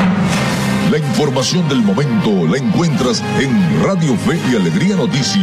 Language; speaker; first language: Spanish; native; Spanish